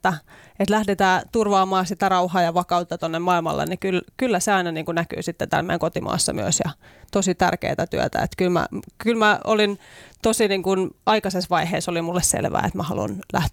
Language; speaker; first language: Finnish; native; Finnish